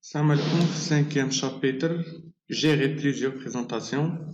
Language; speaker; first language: French; non-native, local second language; Arabic